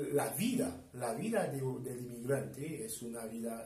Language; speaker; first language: Spanish; non-native, fluent; Haitian Creole